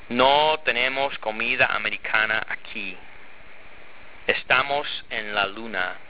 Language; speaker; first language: Spanish; non-native, fluent; English